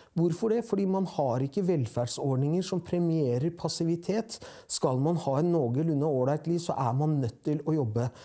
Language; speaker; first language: Norwegian; early bilingual, other home language; Persian